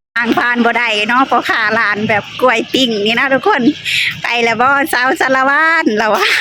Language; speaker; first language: Thai; native; Thai